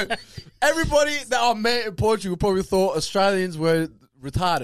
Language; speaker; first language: English; native; English